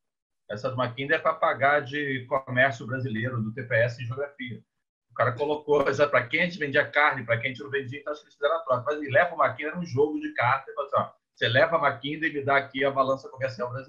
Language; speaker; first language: Portuguese; native; Portuguese